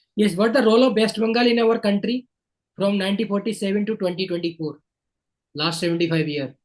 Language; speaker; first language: English; non-native, local second language; Hindi